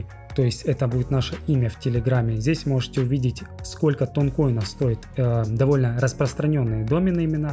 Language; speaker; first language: Russian; native; Russian